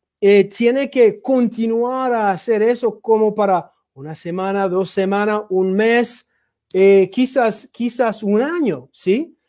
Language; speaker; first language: Spanish; non-native, learner; English